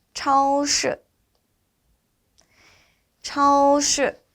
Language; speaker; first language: Chinese; non-native, fluent; Korean